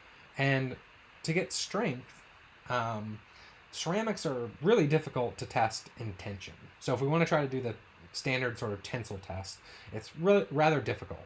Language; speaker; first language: English; native; English